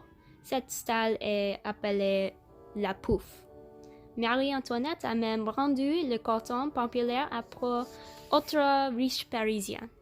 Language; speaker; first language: French; non-native, learner; English